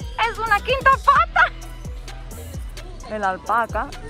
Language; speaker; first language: Spanish; early bilingual, heritage; Spanish